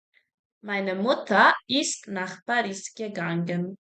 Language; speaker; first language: German; non-native, fluent; Serbian